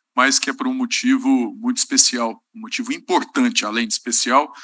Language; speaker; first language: Portuguese; native; Portuguese